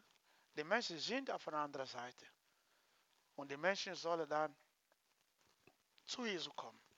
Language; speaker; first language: German; non-native, learner; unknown